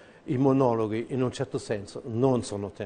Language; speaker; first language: Italian; non-native, fluent; German